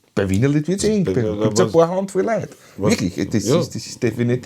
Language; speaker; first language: German; native; German